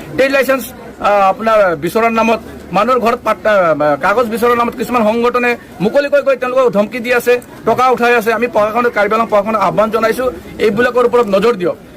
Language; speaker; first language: Assamese; non-native, local second language; Bangla